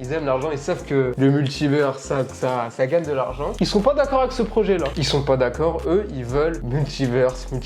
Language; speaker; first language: French; native; French